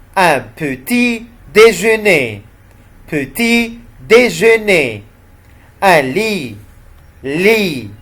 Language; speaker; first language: French; non-native, fluent; Arabic